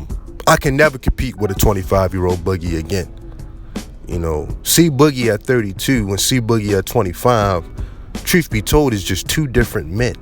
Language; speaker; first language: English; native; English